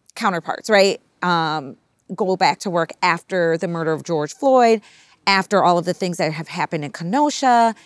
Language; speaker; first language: English; native; English